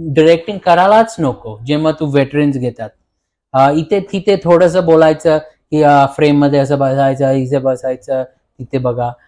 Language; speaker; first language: Marathi; early bilingual, heritage; Marathi